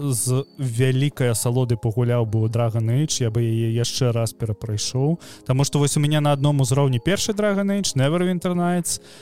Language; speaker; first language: Belarusian; non-native, local second language; Russian